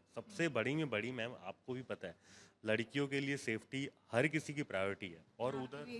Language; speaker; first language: Hindi; non-native, local second language; Gujarati